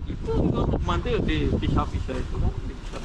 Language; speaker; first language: Indonesian; native; Indonesian